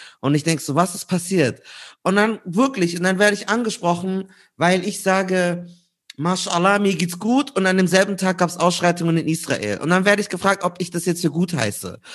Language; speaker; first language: German; native; German